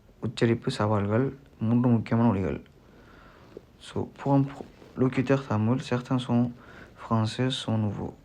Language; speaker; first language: French; non-native, learner; Tamil